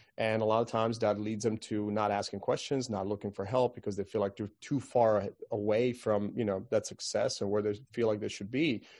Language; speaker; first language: English; non-native, fluent; Croatian